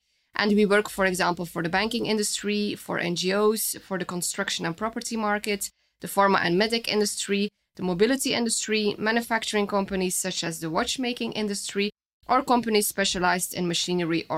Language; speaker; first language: English; non-native, fluent; Dutch